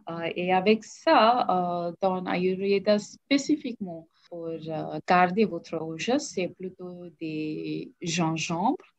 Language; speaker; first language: French; non-native, learner; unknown